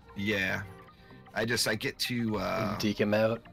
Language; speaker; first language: English; native; English